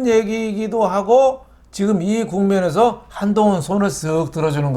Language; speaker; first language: Korean; native; Korean